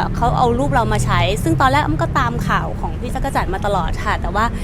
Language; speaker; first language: Thai; native; Thai